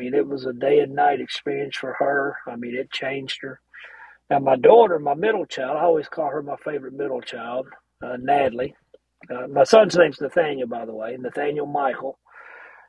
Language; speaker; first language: English; native; English